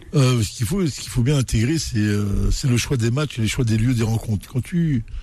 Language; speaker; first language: French; non-native, local second language; Arabic